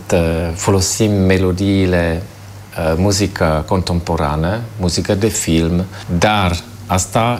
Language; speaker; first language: Romanian; non-native, fluent; German